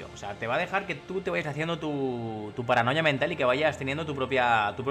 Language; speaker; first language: Spanish; native; Spanish